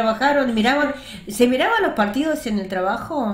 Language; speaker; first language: Spanish; early bilingual, heritage; Russian